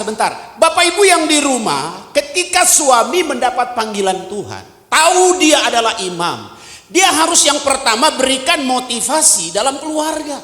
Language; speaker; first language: Indonesian; native; Indonesian